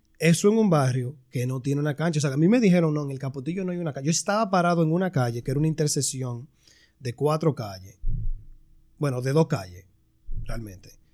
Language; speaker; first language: Spanish; native; Spanish